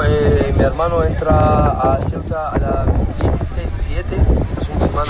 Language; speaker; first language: Spanish; non-native, learner; Arabic